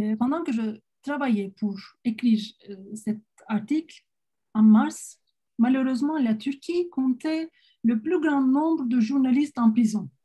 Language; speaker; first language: French; non-native, fluent; Turkish